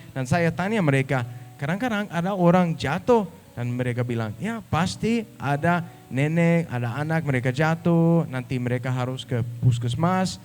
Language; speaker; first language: Indonesian; non-native, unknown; Danish